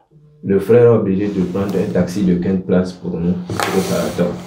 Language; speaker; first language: French; non-native, local second language; Ewe